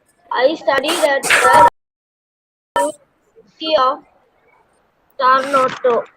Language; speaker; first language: English; non-native, learner; Tamil